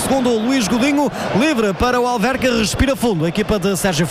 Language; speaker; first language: Portuguese; native; Portuguese